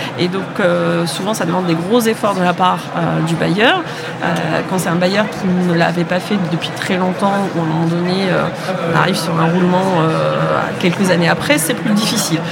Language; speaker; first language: French; native; French